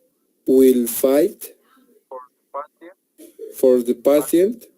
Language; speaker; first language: English; non-native, learner; Spanish